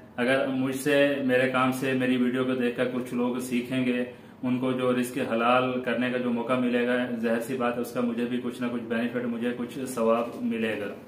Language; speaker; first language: Urdu; non-native, local second language; Saraiki